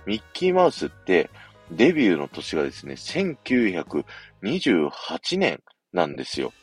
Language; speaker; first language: Japanese; native; Japanese